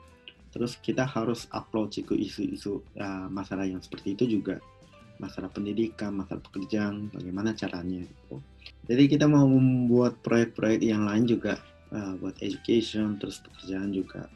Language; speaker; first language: Indonesian; non-native, local second language; Japanese